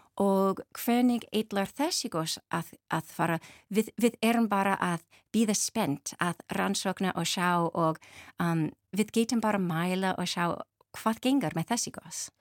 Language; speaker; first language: Icelandic; non-native, learner; English